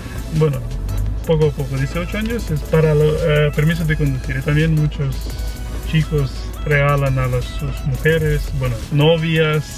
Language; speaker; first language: Spanish; non-native, fluent; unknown